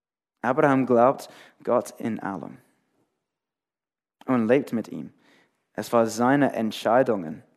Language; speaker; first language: German; non-native, fluent; English